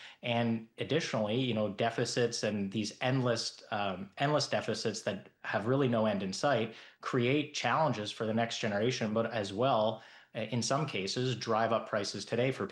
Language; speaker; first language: English; native; English